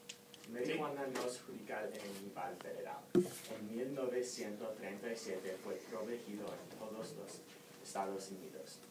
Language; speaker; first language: Spanish; non-native, learner; English